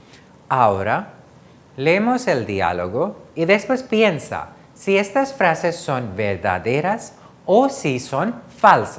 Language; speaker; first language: Spanish; non-native, fluent; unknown